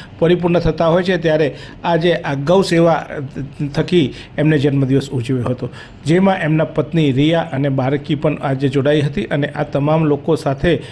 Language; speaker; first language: Gujarati; native; Gujarati